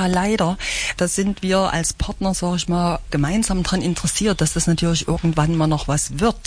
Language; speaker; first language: German; native; German